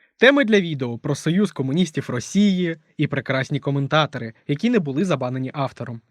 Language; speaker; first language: Ukrainian; non-native, local second language; Russian